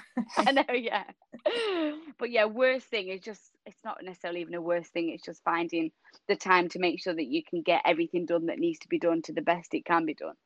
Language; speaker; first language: English; native; English